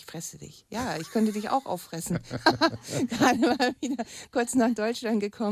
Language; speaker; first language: German; native; German